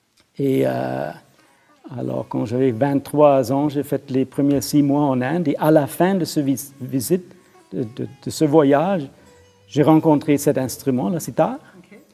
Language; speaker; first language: French; non-native, fluent; German